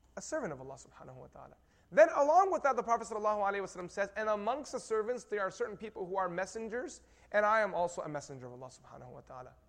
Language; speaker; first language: English; native; English